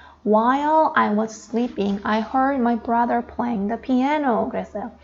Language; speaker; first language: English; non-native, fluent; Korean